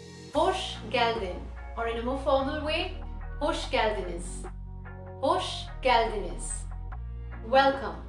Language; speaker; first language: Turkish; non-native, fluent; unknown